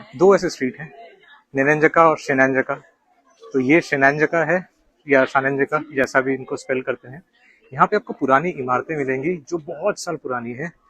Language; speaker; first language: Hindi; non-native, local second language; Bangla